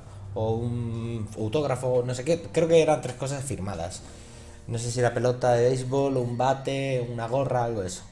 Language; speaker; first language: Spanish; native; Spanish